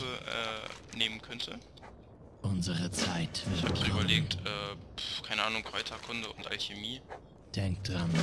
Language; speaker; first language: German; native; German